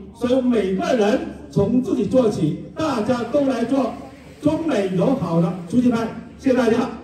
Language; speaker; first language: Chinese; native; Chinese